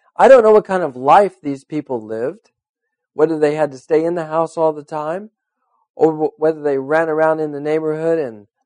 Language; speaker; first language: English; native; English